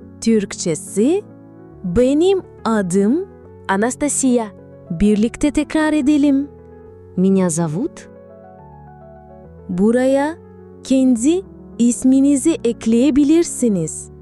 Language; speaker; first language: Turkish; non-native, fluent; Russian